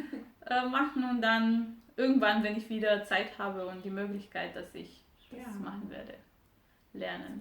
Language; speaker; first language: German; non-native, fluent; Romanian